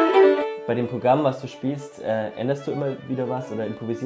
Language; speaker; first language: German; native; German